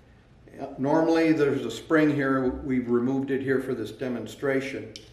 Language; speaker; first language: English; native; English